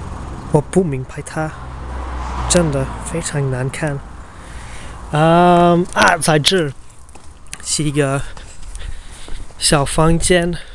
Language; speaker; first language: Chinese; non-native, learner; Dutch